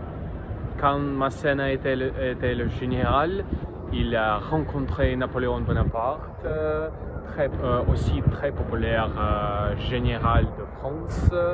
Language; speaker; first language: French; non-native, learner; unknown